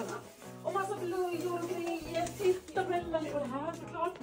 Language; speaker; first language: Swedish; early bilingual, other home language; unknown